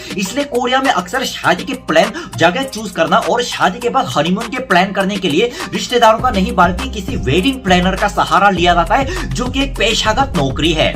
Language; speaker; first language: Hindi; non-native, fluent; Korean